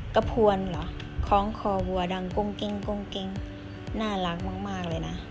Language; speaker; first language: Thai; native; Thai